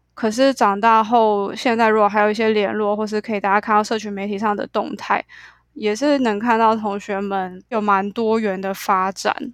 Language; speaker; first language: Chinese; native; Chinese